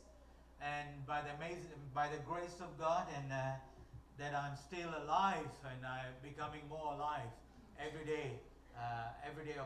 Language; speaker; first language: English; non-native, local second language; Tamil